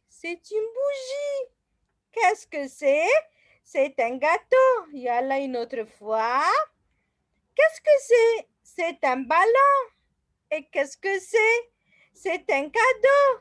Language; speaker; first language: French; non-native, fluent; Arabic